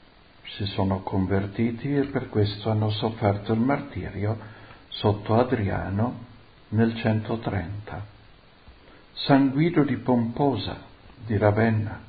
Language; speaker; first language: Italian; native; Italian